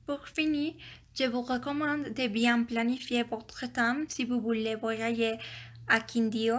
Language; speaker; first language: French; non-native, learner; Spanish